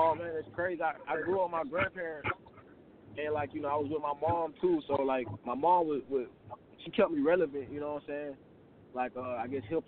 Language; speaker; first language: English; native; English